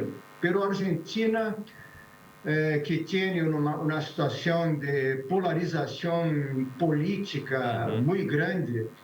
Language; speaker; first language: Spanish; non-native, fluent; Portuguese